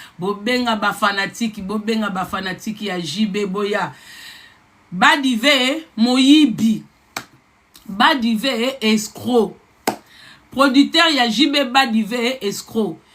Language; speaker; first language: Lingala; non-native, local second language; Kongo